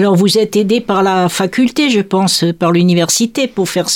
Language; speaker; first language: French; native; French